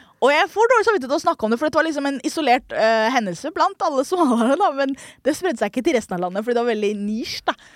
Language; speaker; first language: Norwegian; early bilingual, other home language; Somali